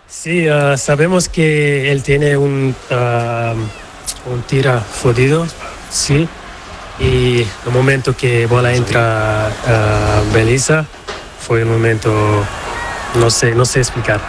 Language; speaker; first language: Spanish; non-native, learner; Portuguese